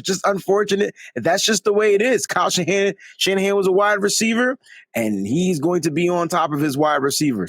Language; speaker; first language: English; native; English